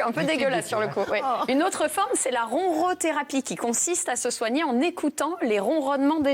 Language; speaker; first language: French; native; French